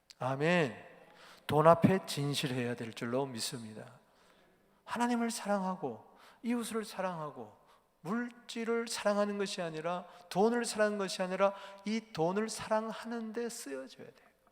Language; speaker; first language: Korean; native; Korean